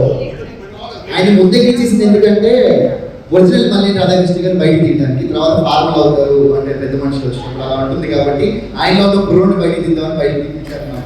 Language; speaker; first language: Telugu; native; Telugu